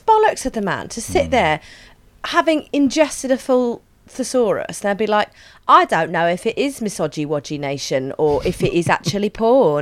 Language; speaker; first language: English; native; English